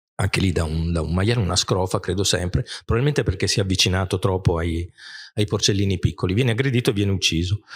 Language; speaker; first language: Italian; native; Italian